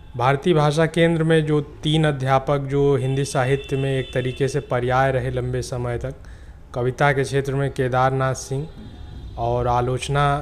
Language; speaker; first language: Hindi; native; Hindi